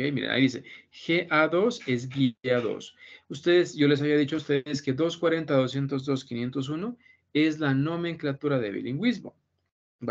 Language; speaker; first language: Spanish; native; Spanish